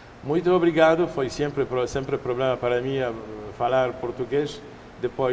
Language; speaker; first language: Portuguese; non-native, fluent; Polish